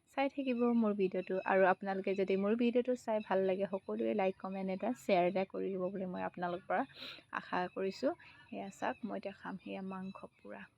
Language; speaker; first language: Assamese; native; Assamese